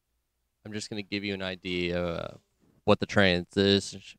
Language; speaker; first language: English; native; English